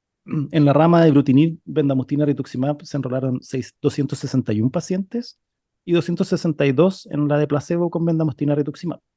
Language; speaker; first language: Spanish; native; Spanish